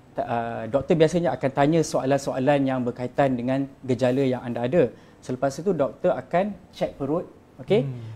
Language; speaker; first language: Malay; native; Malay